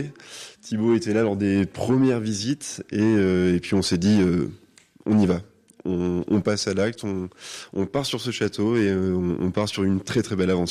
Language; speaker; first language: French; native; French